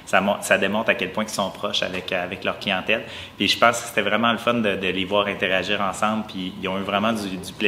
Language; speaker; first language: French; native; French